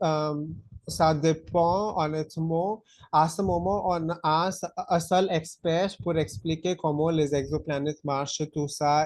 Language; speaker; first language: French; non-native, fluent; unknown